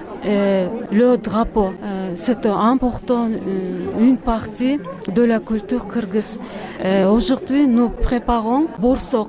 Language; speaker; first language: French; non-native, learner; Kyrgyz